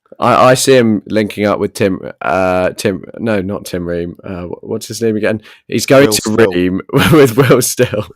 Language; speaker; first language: English; native; English